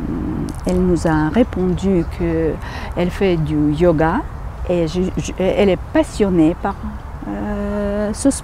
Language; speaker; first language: French; non-native, fluent; Ukrainian